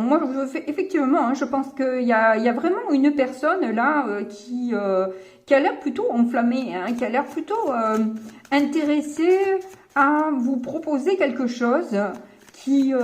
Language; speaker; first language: French; native; French